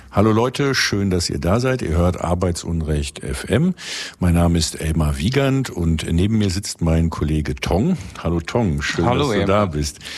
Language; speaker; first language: German; native; German